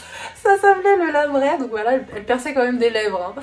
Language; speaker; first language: French; native; French